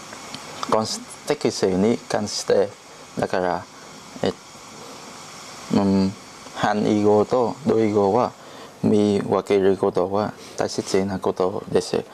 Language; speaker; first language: Japanese; non-native, learner; Vietnamese